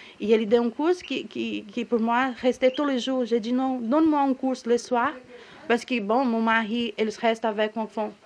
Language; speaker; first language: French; non-native, learner; Portuguese